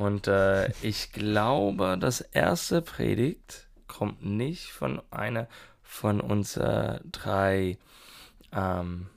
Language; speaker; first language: German; non-native, learner; English